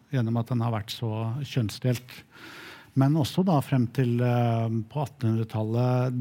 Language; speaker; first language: Norwegian; native; Norwegian